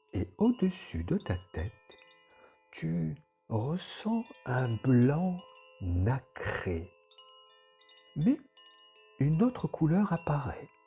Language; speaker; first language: French; native; French